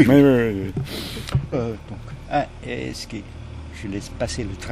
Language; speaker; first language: French; non-native, fluent; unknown